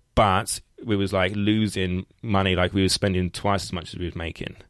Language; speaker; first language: English; native; English